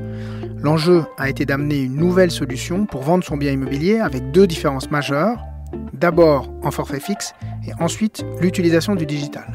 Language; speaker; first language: French; native; French